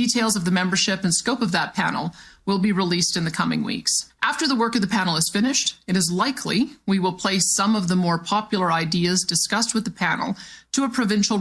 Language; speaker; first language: English; native; English